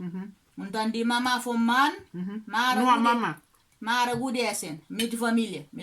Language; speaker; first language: German; non-native, learner; Kabuverdianu